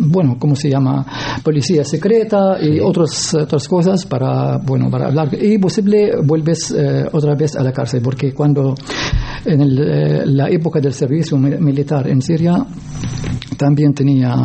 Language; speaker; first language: Spanish; non-native, learner; Arabic